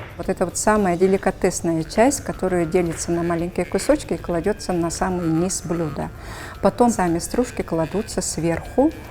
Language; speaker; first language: Russian; non-native, local second language; Yakut